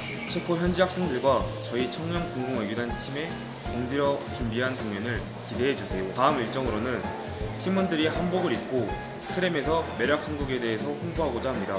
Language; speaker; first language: Korean; native; Korean